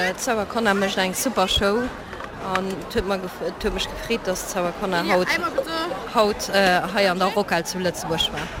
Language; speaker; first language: German; non-native, local second language; Luxembourgish